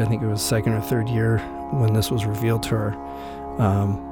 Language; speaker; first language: English; native; English